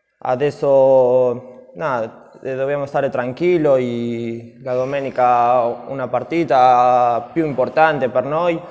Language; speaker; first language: Italian; non-native, fluent; Spanish